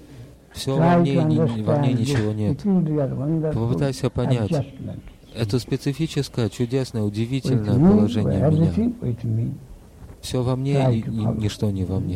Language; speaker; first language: Russian; native; Russian